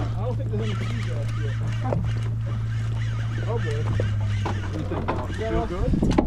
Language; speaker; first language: English; native; English